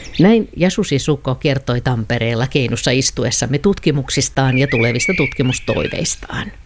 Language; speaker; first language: Finnish; native; Finnish